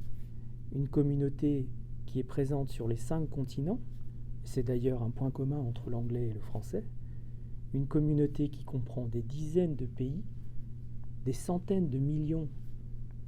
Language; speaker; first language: French; native; French